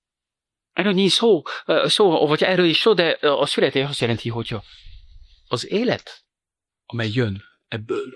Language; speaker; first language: Hungarian; non-native, fluent; French